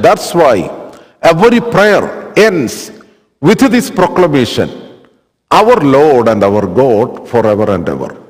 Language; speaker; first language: English; non-native, local second language; Malayalam